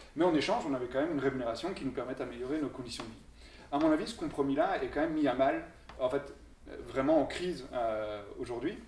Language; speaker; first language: French; native; French